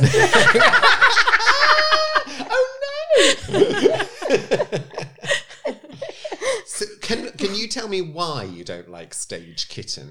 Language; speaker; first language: English; native; English